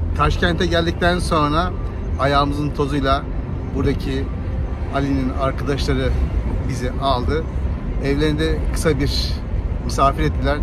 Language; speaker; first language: Turkish; early bilingual, heritage; Turkish